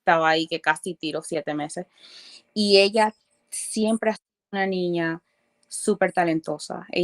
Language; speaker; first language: Spanish; early bilingual, other home language; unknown